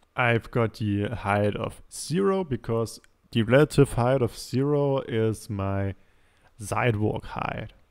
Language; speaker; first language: English; non-native, fluent; German